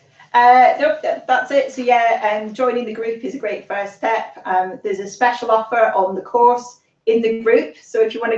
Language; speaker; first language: English; native; English